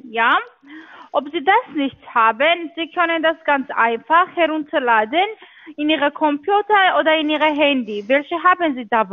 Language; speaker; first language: German; non-native, learner; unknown